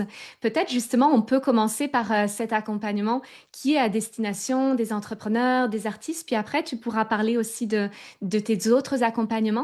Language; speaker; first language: French; native; French